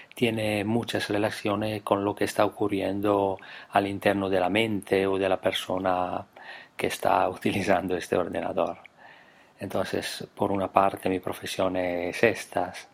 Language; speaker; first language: Spanish; non-native, fluent; Italian